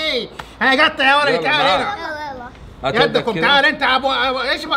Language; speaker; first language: Arabic; native; Arabic